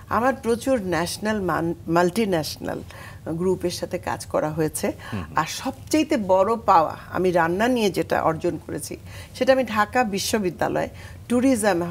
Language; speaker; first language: Bangla; native; Bangla